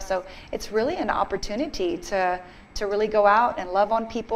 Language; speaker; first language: English; native; English